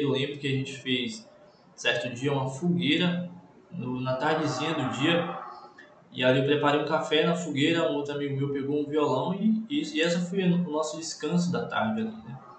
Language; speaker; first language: Portuguese; native; Portuguese